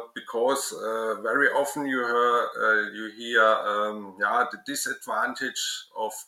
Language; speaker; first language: English; non-native, learner; German